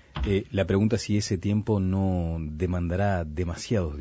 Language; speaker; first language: Spanish; native; Spanish